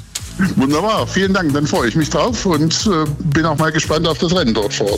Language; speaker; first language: German; native; German